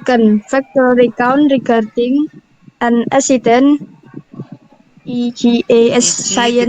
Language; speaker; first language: English; non-native, learner; Indonesian